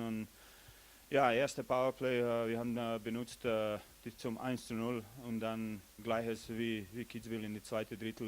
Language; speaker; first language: German; non-native, learner; Slovenian